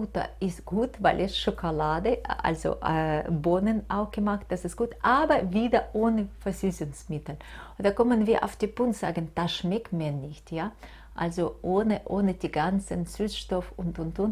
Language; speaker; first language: German; non-native, fluent; Russian